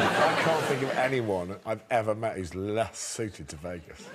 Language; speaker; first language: English; native; English